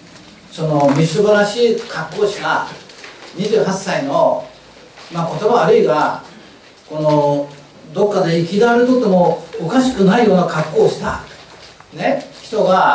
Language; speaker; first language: Japanese; native; Japanese